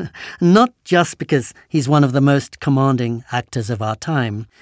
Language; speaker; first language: English; native; English